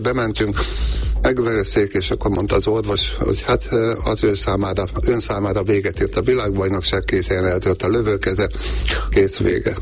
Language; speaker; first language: Hungarian; native; Hungarian